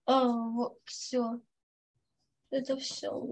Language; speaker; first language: Russian; native; Russian